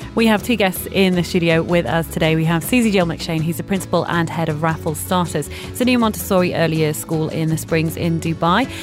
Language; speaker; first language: English; native; English